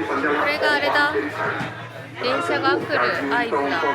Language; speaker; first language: Japanese; native; Japanese